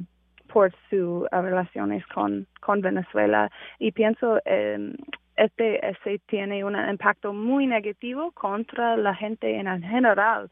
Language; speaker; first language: Spanish; non-native, fluent; English